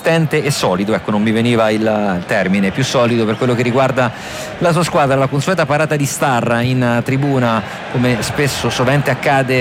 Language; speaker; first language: Italian; native; Italian